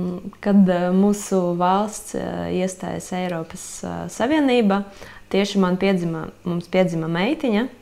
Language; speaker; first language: Latvian; non-native, local second language; Russian